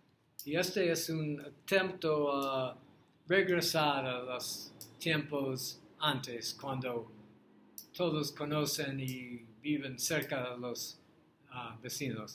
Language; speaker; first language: Spanish; non-native, learner; English